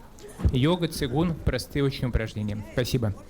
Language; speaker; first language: Russian; native; Russian